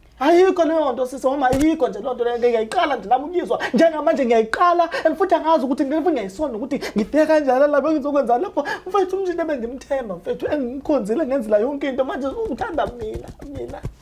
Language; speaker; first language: Zulu; non-native, local second language; Xhosa